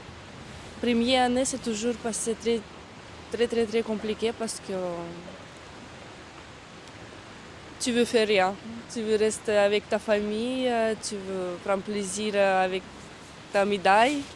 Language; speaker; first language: French; non-native, learner; Russian